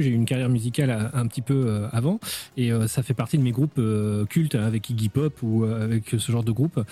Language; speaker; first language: French; native; French